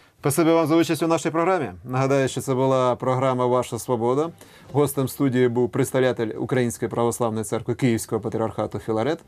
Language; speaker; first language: Ukrainian; native; Ukrainian